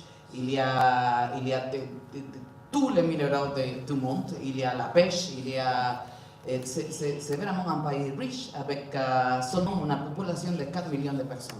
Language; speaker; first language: French; non-native, learner; Spanish